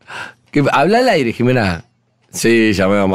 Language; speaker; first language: Spanish; native; Spanish